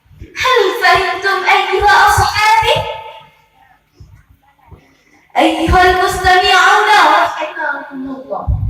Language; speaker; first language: Arabic; non-native, learner; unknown